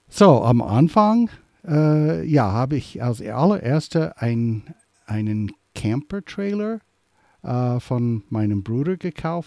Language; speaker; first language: German; early bilingual, heritage; English